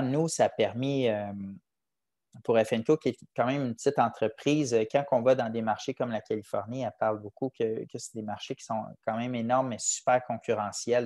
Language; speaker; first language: French; native; French